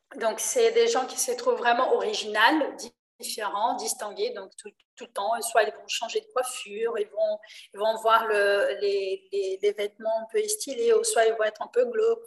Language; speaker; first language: French; non-native, fluent; Portuguese